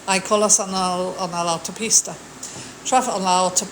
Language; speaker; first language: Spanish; non-native, fluent; English